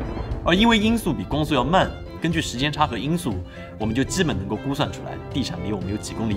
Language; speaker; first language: Chinese; native; Chinese